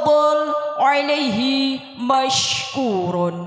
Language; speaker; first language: Arabic; non-native, learner; Indonesian